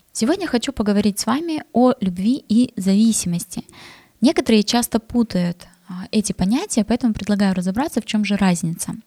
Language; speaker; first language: Russian; native; Russian